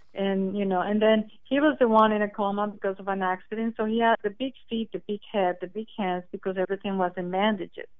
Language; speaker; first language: English; non-native, fluent; Spanish